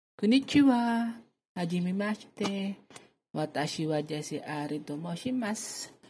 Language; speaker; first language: Japanese; non-native, learner; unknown